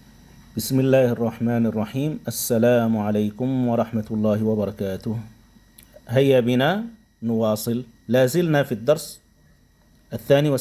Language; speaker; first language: Arabic; non-native, fluent; Indonesian